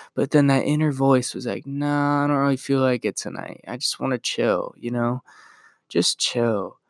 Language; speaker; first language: English; native; English